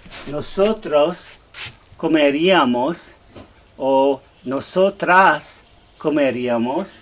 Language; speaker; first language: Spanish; non-native, learner; English